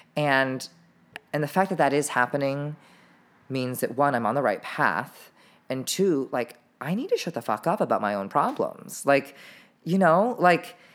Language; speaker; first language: English; native; English